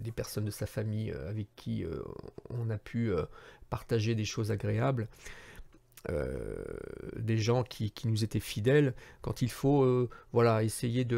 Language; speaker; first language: French; native; French